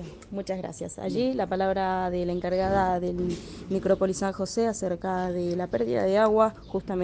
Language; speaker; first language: Spanish; native; Spanish